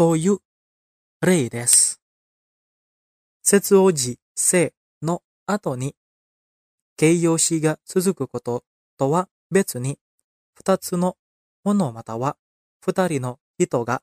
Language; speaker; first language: Japanese; non-native, fluent; Indonesian